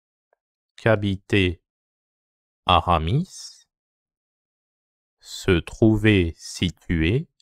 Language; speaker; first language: French; non-native, fluent; Japanese